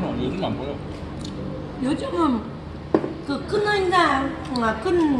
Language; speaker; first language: Korean; non-native, learner; Vietnamese